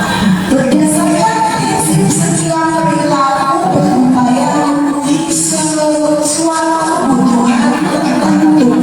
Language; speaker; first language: Indonesian; native; Indonesian